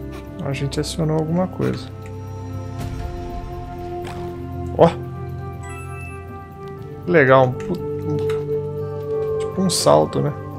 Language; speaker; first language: Portuguese; native; Portuguese